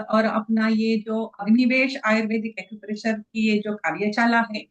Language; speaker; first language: Hindi; non-native, local second language; Marathi